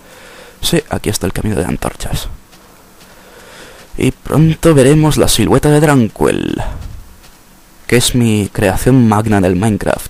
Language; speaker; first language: Spanish; native; Spanish